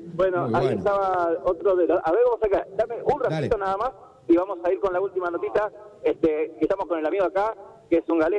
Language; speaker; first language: Spanish; native; Spanish